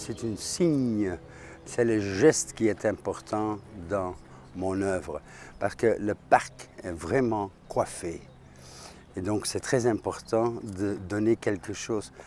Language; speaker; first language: French; non-native, fluent; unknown